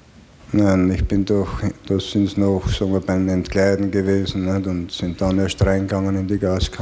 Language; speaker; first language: German; native; German